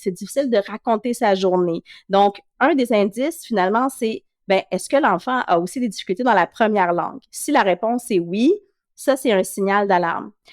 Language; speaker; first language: French; native; French